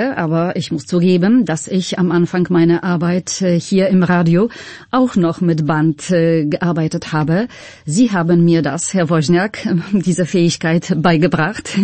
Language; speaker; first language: German; non-native, fluent; Polish